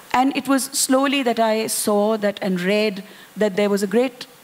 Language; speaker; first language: English; non-native, local second language; Hindi